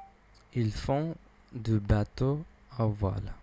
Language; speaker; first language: French; non-native, learner; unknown